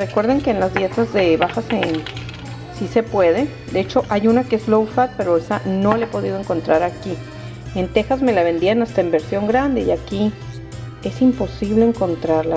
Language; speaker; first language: Spanish; native; Spanish